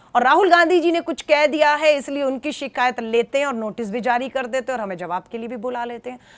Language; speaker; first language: Hindi; native; Hindi